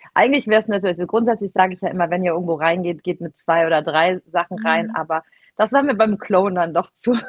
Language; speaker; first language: German; native; German